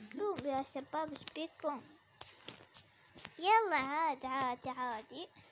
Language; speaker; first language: Arabic; native; Arabic